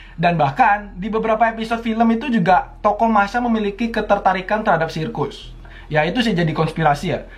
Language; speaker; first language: Indonesian; native; Indonesian